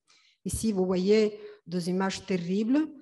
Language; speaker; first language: French; non-native, fluent; Italian